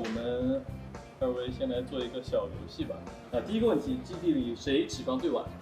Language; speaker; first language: Chinese; native; Chinese